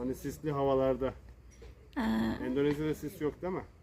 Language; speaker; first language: Turkish; native; Turkish